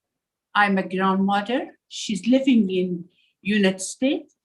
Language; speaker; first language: English; non-native, learner; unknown